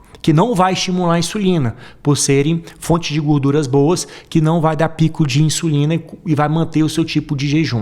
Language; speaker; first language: Portuguese; native; Portuguese